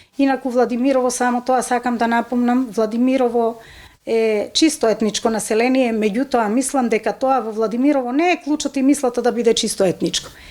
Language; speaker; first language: Macedonian; native; Macedonian